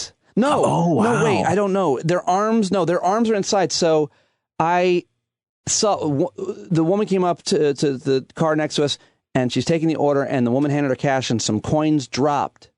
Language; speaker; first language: English; native; English